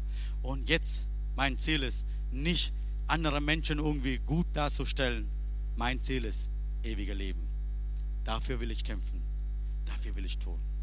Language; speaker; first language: German; non-native, learner; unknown